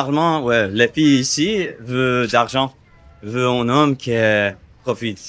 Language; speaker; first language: French; non-native, learner; English